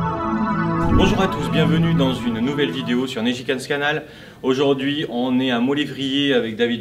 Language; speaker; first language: French; native; French